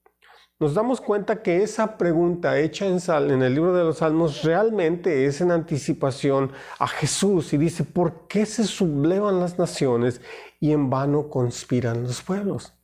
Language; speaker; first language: Spanish; native; Spanish